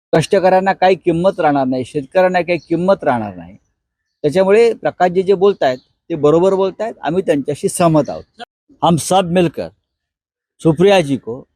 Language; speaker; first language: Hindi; non-native, local second language; Marathi